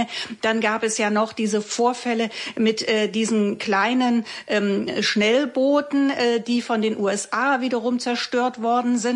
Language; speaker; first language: German; native; German